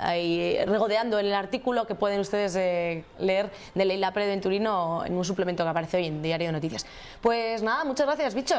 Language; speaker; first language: Spanish; native; Spanish